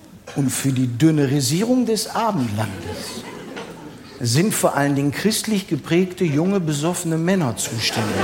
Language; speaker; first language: German; native; German